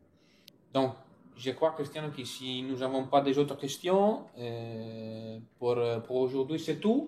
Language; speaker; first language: French; non-native, fluent; Italian